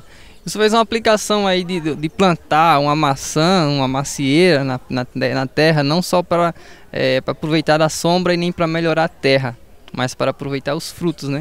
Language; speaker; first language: Portuguese; native; Portuguese